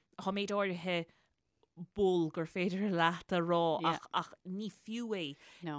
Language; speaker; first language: Irish; native; Irish